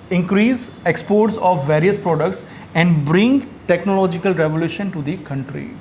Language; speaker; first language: English; non-native, local second language; Gujarati